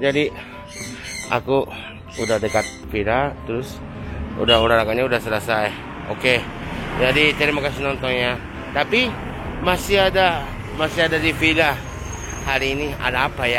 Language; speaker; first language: Indonesian; non-native, learner; Japanese